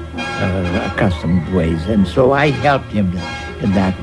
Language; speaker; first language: English; non-native, fluent; Russian